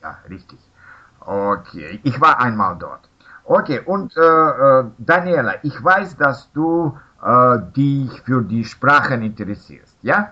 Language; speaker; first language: German; non-native, fluent; Russian